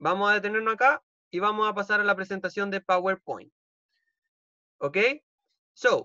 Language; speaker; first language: Spanish; native; Spanish